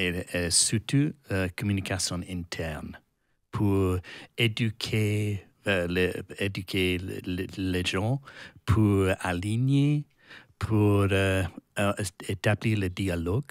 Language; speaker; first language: French; non-native, learner; English